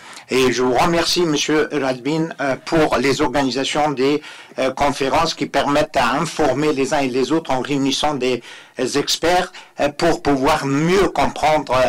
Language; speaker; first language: French; non-native, fluent; Persian